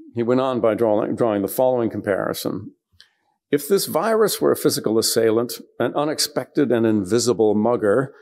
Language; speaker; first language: English; native; English